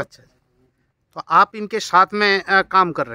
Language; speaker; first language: Hindi; native; Hindi